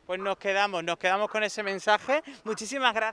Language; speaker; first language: Spanish; native; Spanish